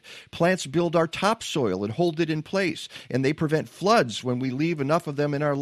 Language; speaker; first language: English; native; English